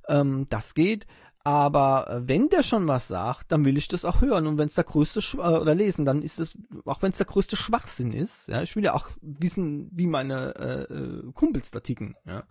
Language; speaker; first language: German; native; German